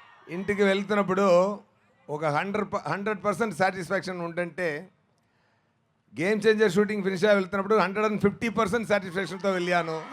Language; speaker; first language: Telugu; non-native, fluent; Tamil